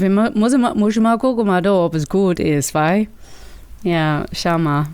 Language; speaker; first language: German; non-native, learner; English